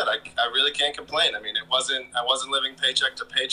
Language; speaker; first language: English; native; English